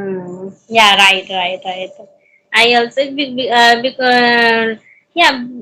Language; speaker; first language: English; non-native, learner; Hindi